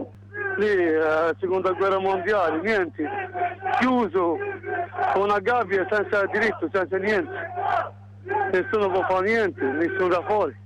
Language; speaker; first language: Italian; non-native, learner; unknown